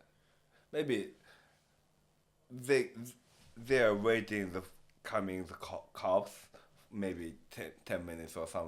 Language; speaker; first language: English; non-native, learner; Japanese